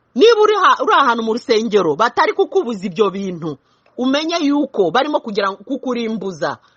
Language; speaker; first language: Kinyarwanda; early bilingual, heritage; Kinyarwanda